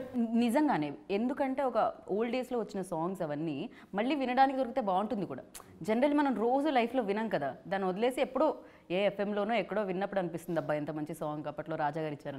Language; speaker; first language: Telugu; native; Telugu